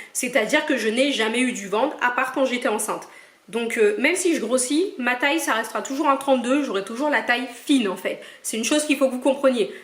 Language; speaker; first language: French; early bilingual, other home language; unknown